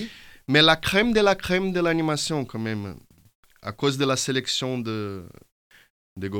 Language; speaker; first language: French; non-native, fluent; Portuguese